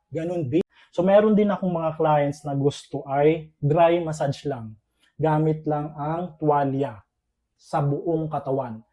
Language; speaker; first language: Filipino; non-native, local second language; Iloko